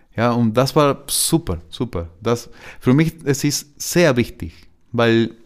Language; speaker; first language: German; non-native, learner; Spanish